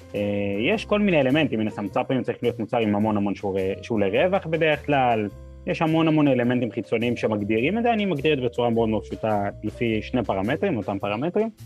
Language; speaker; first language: Hebrew; native; Hebrew